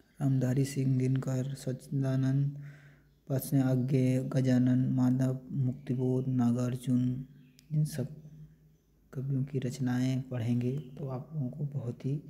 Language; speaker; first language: Hindi; native; Hindi